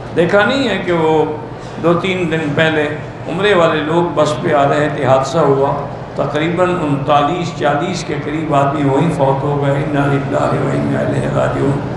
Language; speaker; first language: Urdu; native; Urdu